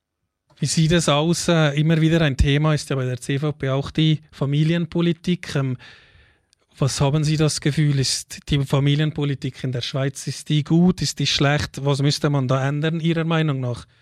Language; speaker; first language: German; native; German